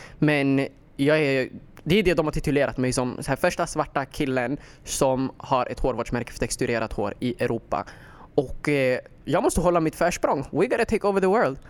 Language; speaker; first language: Swedish; early bilingual, other home language; Somali